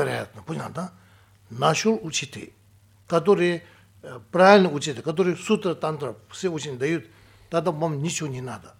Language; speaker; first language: Russian; non-native, learner; Tibetan